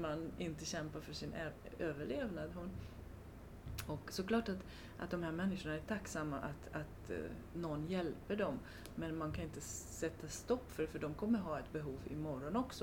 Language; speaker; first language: Swedish; non-native, fluent; Romanian